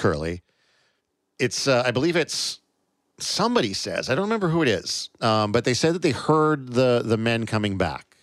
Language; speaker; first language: English; native; English